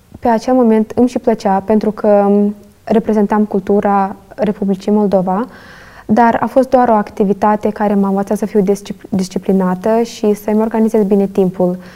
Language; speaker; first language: Romanian; native; Romanian